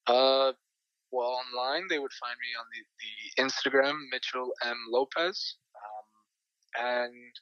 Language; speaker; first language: English; native; English